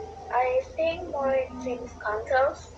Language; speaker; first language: English; non-native, learner; Indonesian